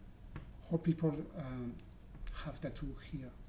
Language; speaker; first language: English; non-native, learner; French